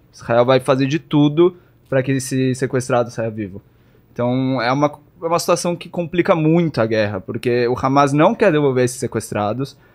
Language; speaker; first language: Portuguese; native; Portuguese